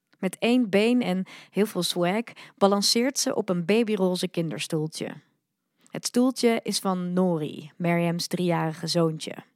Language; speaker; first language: Dutch; early bilingual, other home language; Arabic